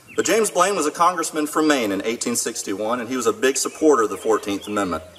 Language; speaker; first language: English; native; English